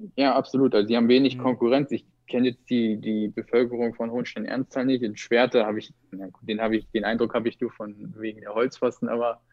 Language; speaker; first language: German; native; German